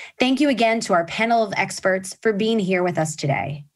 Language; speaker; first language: English; native; English